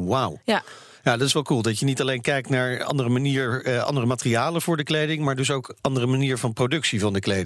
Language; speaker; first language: Dutch; native; Dutch